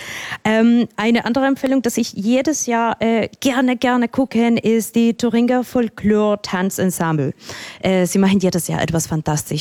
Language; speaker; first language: German; non-native, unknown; Spanish